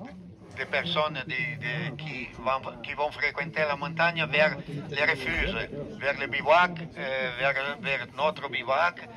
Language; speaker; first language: French; non-native, fluent; Italian